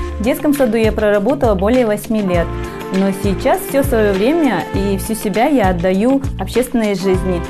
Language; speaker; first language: Russian; non-native, local second language; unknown